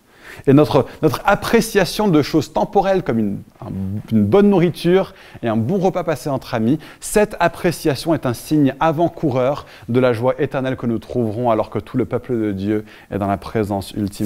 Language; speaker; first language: French; native; French